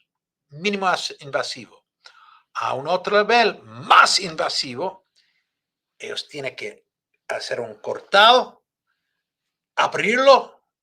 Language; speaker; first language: Spanish; non-native, fluent; Italian